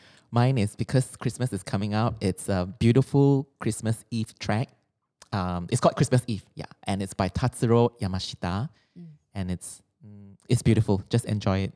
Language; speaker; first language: English; non-native, local second language; Chinese